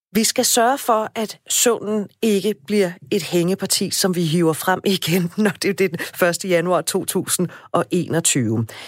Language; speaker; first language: Danish; native; Danish